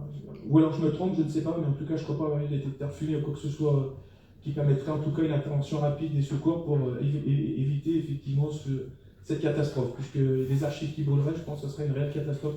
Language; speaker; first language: French; native; French